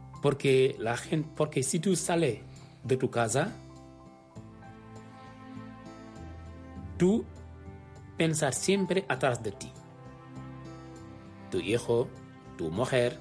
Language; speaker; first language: Spanish; non-native, learner; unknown